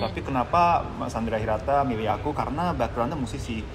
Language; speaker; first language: Indonesian; non-native, fluent; Japanese